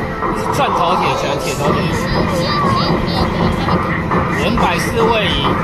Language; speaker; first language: Chinese; native; Chinese